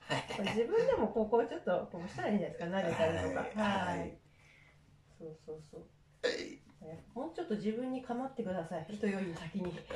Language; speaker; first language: Japanese; native; Japanese